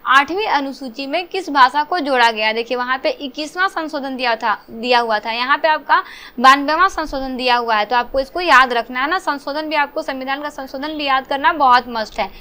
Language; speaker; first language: Hindi; native; Hindi